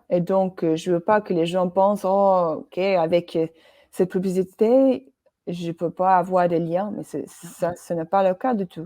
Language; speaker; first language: French; non-native, fluent; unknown